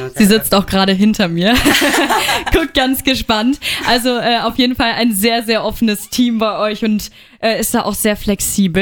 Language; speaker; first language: German; native; German